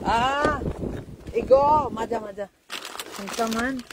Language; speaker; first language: Korean; non-native, learner; Filipino